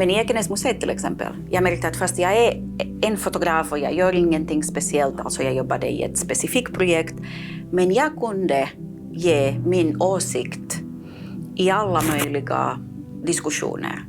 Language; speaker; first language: Swedish; non-native, fluent; Catalan